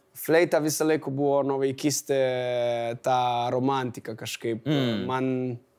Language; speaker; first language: Lithuanian; non-native, fluent; Italian